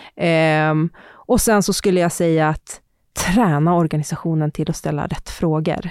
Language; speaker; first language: Swedish; native; Swedish